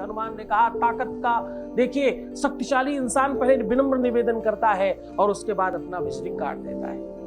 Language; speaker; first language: Hindi; native; Hindi